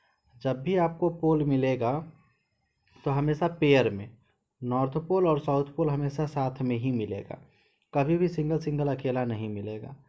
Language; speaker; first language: Hindi; native; Hindi